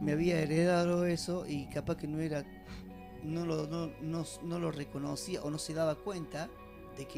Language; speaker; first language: Spanish; native; Spanish